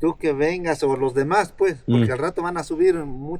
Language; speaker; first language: Spanish; native; Spanish